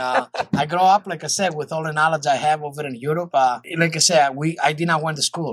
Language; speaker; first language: English; non-native, fluent; Greek